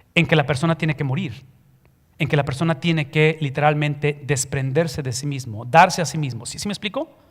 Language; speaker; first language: Spanish; early bilingual, heritage; Spanish